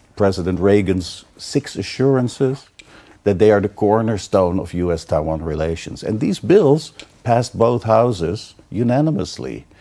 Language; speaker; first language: English; non-native, fluent; Dutch